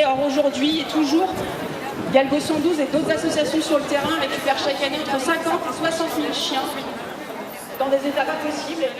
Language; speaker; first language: French; native; French